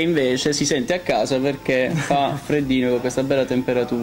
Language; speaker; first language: Italian; native; Italian